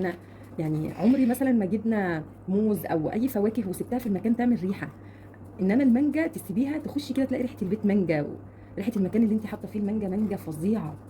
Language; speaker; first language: Arabic; native; Arabic